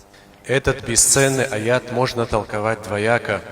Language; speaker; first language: Russian; non-native, local second language; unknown